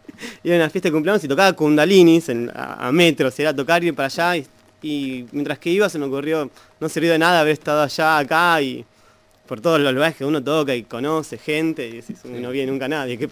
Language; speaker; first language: Spanish; native; Spanish